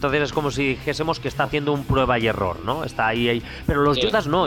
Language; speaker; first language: Spanish; native; Spanish